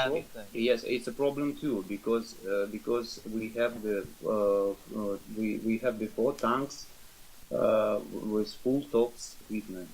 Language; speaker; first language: English; non-native, learner; Russian